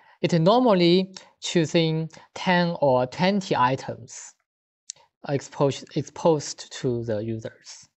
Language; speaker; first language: English; non-native, fluent; Chinese